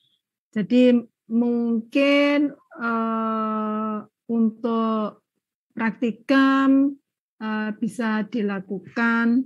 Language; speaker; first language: Indonesian; native; Indonesian